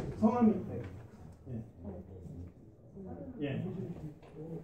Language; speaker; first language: Korean; native; Korean